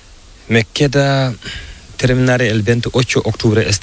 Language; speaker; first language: Spanish; non-native, learner; Fula